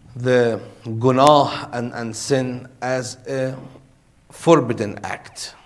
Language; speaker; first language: English; non-native, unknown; Persian